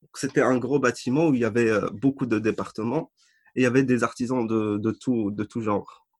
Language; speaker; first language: French; non-native, local second language; Arabic